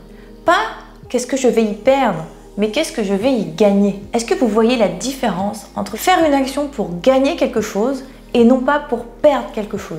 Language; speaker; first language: French; native; French